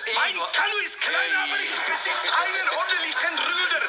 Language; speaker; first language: German; non-native, fluent; Finnish